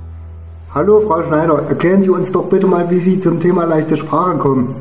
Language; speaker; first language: German; native; German